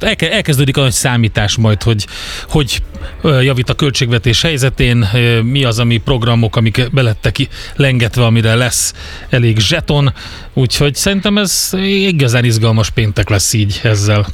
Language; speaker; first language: Hungarian; native; Hungarian